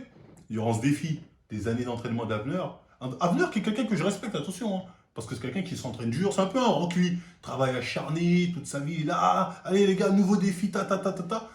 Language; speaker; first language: French; native; French